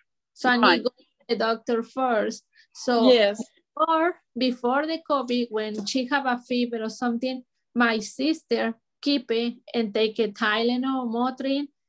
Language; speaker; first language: English; non-native, learner; Spanish